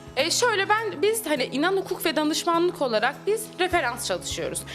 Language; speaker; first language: Turkish; native; Turkish